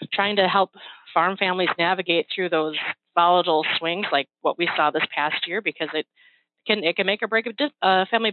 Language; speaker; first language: English; native; English